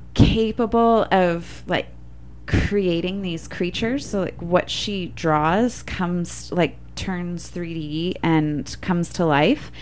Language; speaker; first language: English; native; English